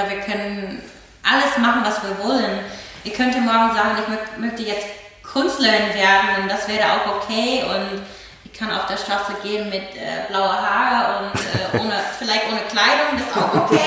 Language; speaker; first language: German; non-native, fluent; English